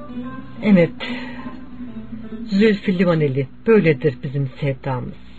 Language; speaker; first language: Turkish; native; Turkish